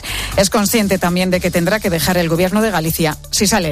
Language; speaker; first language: Spanish; native; Spanish